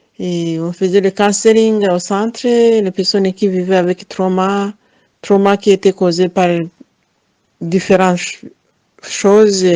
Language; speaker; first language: French; non-native, fluent; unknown